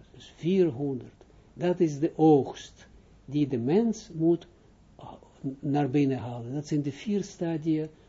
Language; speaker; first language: Dutch; non-native, fluent; Hebrew